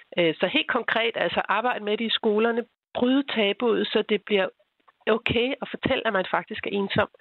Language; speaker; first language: Danish; native; Danish